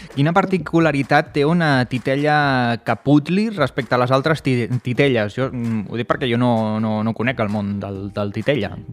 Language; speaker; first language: Catalan; native; Catalan